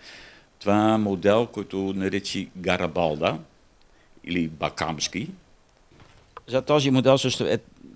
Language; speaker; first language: Bulgarian; non-native, learner; Dutch